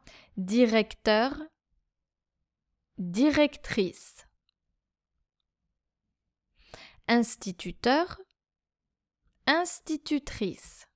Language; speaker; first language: French; native; French